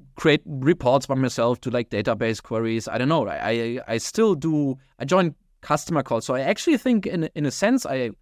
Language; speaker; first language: English; non-native, fluent; German